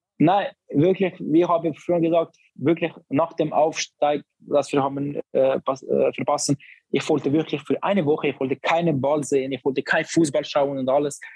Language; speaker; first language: German; non-native, learner; Albanian